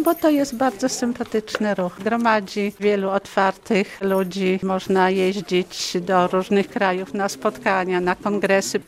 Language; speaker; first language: Polish; native; Polish